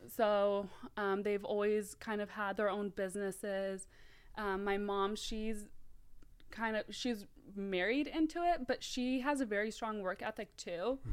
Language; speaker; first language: English; native; English